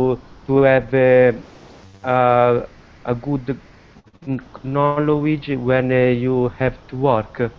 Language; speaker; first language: English; non-native, learner; Italian